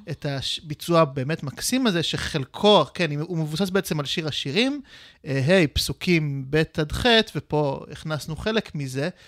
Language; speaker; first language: Hebrew; native; Hebrew